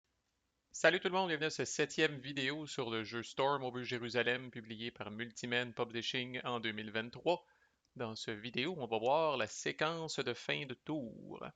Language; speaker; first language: French; native; French